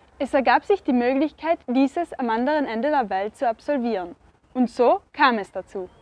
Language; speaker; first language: German; native; German